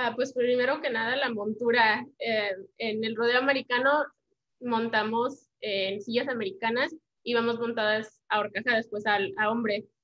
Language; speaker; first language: Spanish; early bilingual, heritage; Spanish